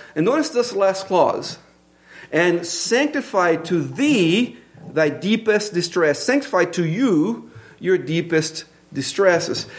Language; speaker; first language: English; non-native, fluent; Portuguese